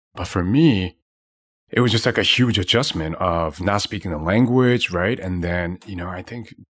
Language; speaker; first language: English; native; English